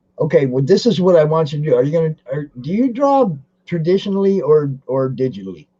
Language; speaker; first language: English; native; English